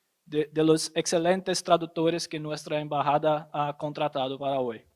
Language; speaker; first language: Spanish; non-native, fluent; Portuguese